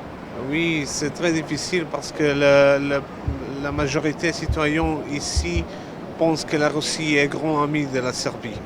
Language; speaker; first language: French; non-native, learner; Serbian